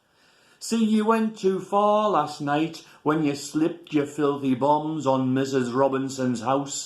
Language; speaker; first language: English; native; English